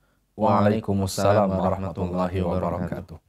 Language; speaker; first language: Indonesian; native; Indonesian